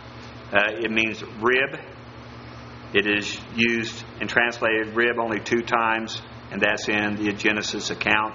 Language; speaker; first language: English; native; English